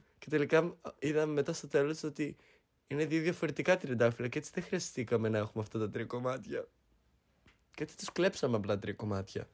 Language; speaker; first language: Greek; early bilingual, heritage; Greek